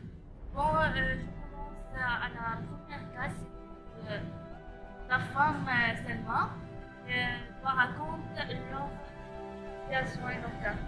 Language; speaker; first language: French; non-native, learner; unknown